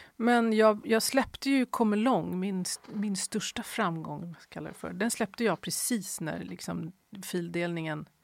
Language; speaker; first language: Swedish; native; Swedish